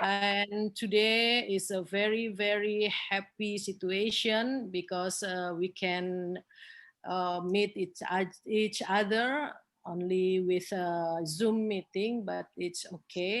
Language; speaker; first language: English; non-native, learner; Indonesian